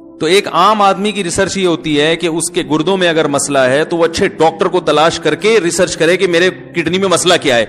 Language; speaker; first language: Urdu; native; Urdu